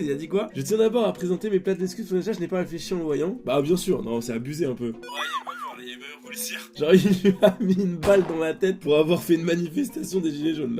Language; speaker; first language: French; native; French